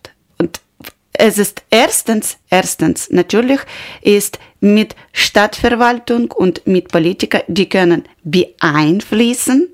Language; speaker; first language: German; non-native, learner; Ukrainian